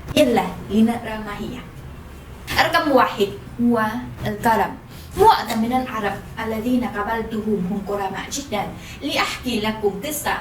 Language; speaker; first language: Arabic; non-native, fluent; Vietnamese